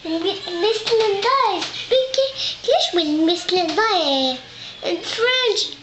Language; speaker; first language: English; non-native, learner; French